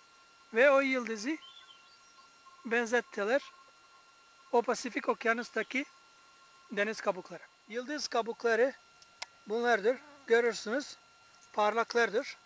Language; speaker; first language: Turkish; non-native, fluent; English